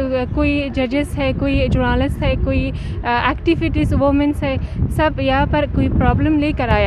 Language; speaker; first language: Hindi; non-native, local second language; Persian